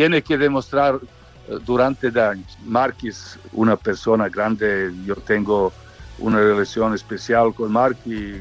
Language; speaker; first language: Spanish; non-native, learner; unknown